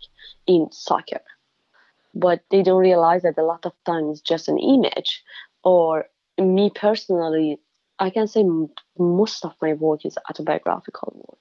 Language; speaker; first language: English; non-native, fluent; Persian